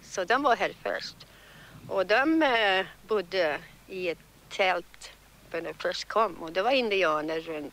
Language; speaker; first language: Swedish; early bilingual, heritage; Swedish